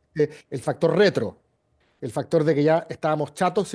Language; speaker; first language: Spanish; native; Spanish